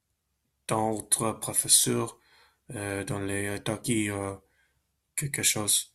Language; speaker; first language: French; non-native, learner; Spanish